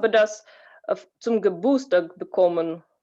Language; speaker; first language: German; non-native, learner; Russian